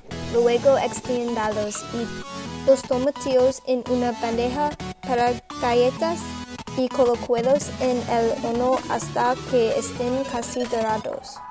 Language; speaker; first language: Spanish; non-native, learner; English